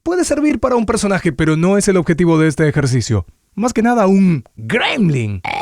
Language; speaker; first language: Spanish; native; Spanish